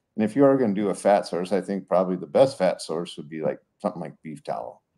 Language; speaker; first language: English; native; English